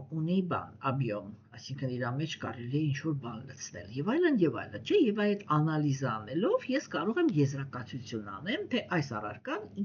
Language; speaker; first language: Armenian; native; Armenian